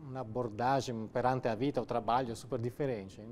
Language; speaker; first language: Portuguese; non-native, fluent; Italian